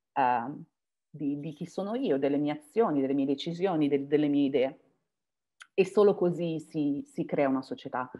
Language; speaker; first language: Italian; native; Italian